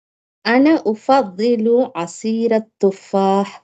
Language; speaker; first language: Arabic; non-native, learner; Tamil